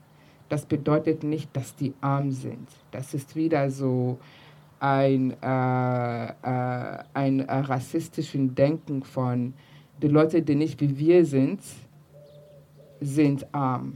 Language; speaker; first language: German; early bilingual, other home language; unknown